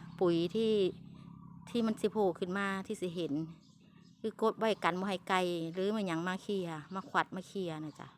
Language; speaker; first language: Thai; non-native, local second language; Lao